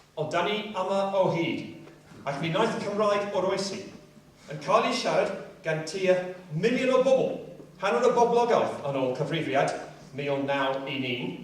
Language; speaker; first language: Welsh; non-native, local second language; English